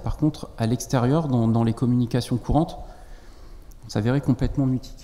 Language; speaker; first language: French; native; French